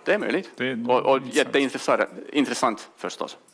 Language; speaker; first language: Swedish; non-native, local second language; Finnish